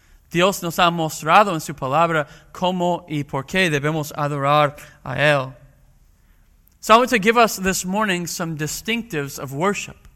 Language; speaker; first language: Spanish; non-native, fluent; English